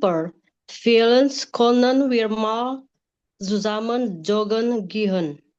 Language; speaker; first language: German; non-native, learner; Indonesian